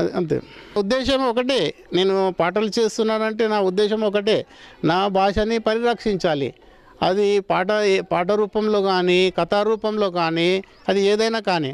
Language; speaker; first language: Telugu; non-native, local second language; Gondi